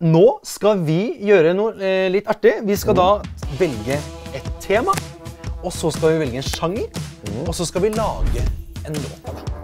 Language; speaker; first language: Norwegian; native; Norwegian